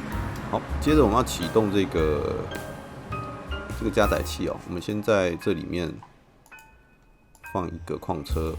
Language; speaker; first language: Chinese; native; Chinese